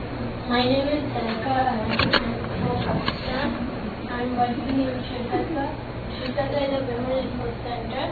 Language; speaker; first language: English; non-native, learner; Japanese